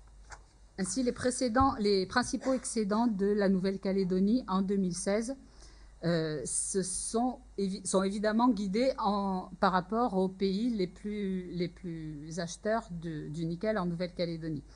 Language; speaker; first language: French; native; French